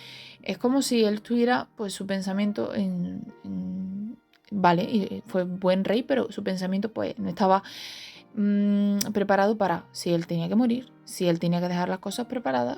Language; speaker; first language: Spanish; native; Spanish